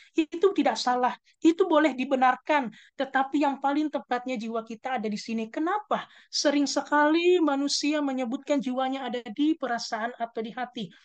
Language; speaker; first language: Indonesian; native; Indonesian